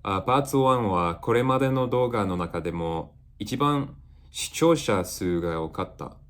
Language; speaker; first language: Japanese; non-native, fluent; English